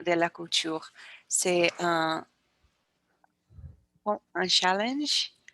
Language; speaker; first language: French; non-native, learner; Portuguese